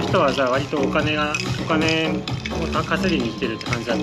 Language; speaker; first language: Japanese; native; Japanese